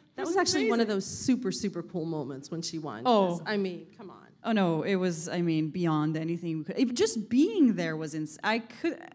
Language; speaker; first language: English; non-native, fluent; Hebrew